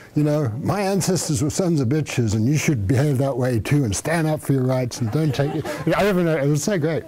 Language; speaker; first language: English; native; English